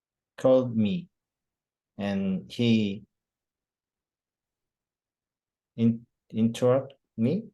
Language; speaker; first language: English; non-native, learner; Korean